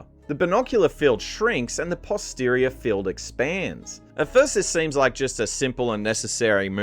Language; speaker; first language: English; native; English